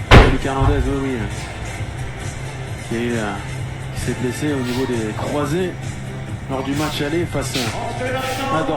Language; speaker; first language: French; native; French